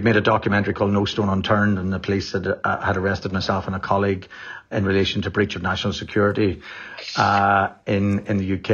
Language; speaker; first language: English; native; English